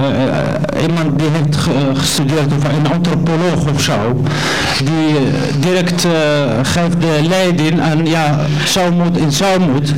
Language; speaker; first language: Dutch; non-native, learner; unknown